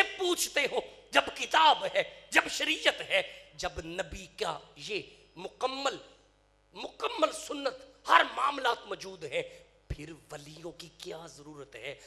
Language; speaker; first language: Urdu; non-native, local second language; Punjabi